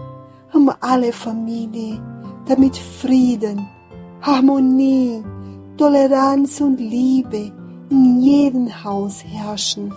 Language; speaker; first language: German; non-native, fluent; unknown